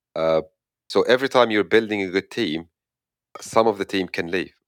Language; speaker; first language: English; non-native, fluent; Arabic